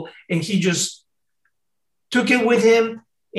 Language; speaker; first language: English; non-native, fluent; Spanish